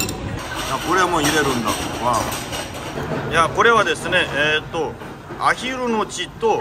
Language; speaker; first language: Japanese; non-native, fluent; Korean